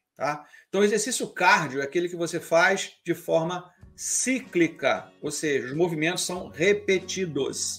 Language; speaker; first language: Portuguese; native; Portuguese